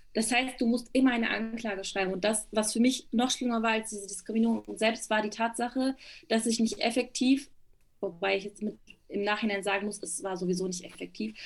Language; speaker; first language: German; early bilingual, other home language; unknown